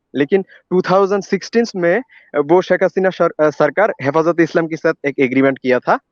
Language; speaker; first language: Hindi; non-native, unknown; Bangla